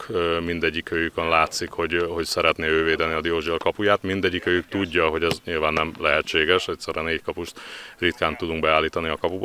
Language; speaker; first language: Hungarian; native; Hungarian